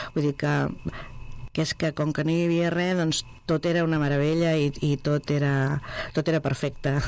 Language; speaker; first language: Catalan; non-native, local second language; Spanish